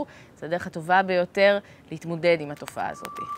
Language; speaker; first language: Hebrew; native; Hebrew